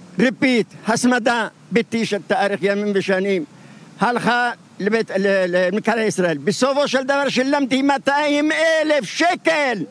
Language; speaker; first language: Hebrew; non-native, fluent; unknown